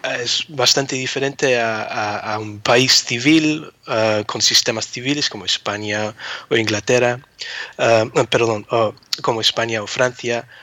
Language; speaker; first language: Spanish; early bilingual, heritage; Spanish